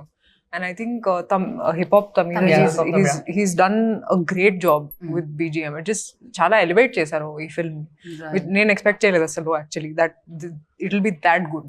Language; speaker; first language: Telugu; non-native, fluent; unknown